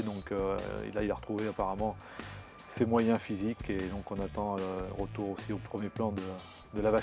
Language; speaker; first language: French; native; French